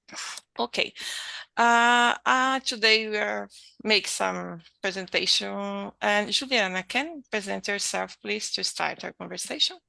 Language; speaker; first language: English; non-native, learner; Portuguese